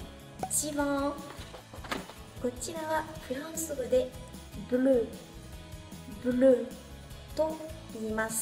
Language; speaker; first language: Japanese; non-native, fluent; French